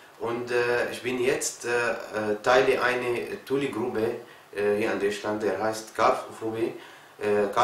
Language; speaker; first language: German; non-native, learner; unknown